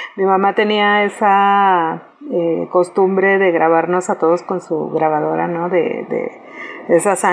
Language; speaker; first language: Spanish; native; Spanish